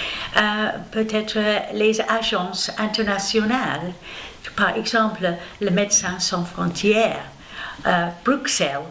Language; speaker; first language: French; non-native, learner; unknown